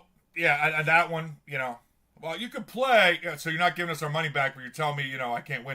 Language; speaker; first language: English; native; English